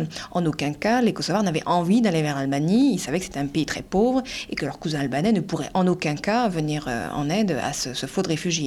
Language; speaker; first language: French; native; French